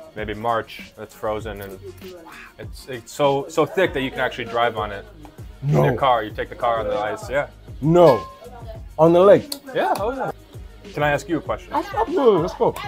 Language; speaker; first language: English; native; English